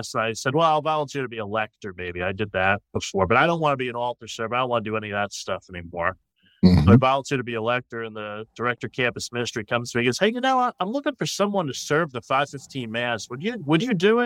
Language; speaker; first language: English; native; English